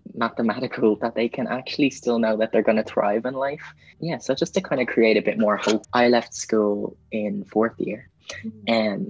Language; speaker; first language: English; native; English